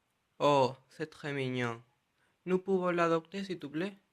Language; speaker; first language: French; non-native, learner; Spanish